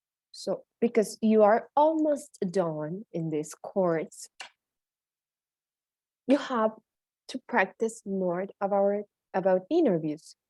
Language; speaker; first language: English; non-native, fluent; Spanish